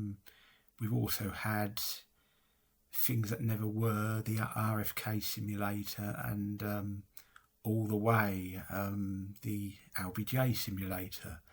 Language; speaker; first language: English; native; English